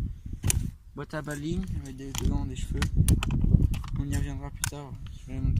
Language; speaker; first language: French; native; French